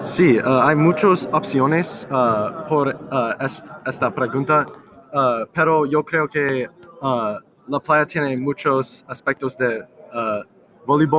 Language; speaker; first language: Spanish; non-native, learner; English